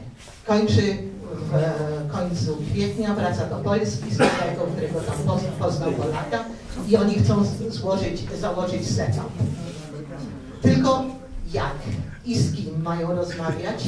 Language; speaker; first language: Polish; early bilingual, heritage; Polish